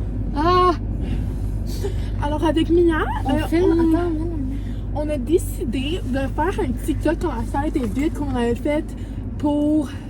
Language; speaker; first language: French; native; French